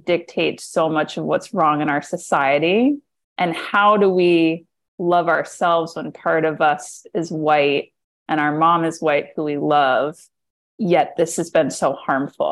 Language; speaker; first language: English; native; English